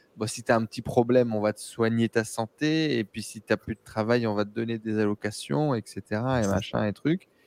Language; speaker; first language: French; native; French